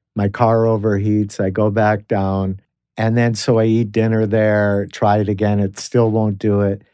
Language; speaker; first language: English; native; English